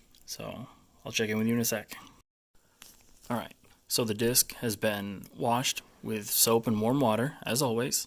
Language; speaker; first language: English; native; English